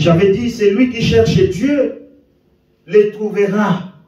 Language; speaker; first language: French; non-native, local second language; Lingala